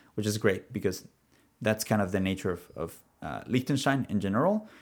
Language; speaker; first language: English; early bilingual, other home language; Spanish